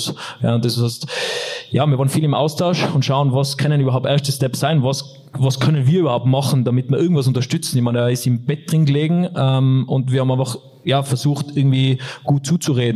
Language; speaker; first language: German; native; German